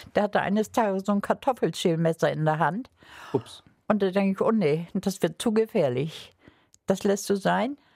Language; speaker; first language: German; native; German